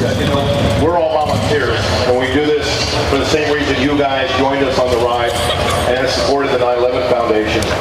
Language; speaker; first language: English; native; English